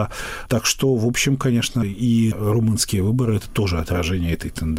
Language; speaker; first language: Russian; native; Russian